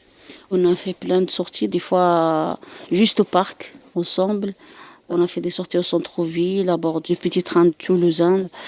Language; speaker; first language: French; non-native, fluent; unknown